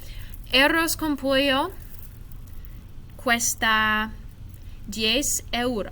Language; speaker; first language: Spanish; non-native, fluent; English